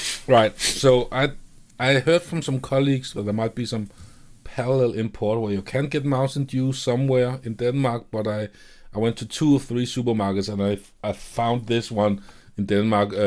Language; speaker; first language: English; non-native, fluent; Danish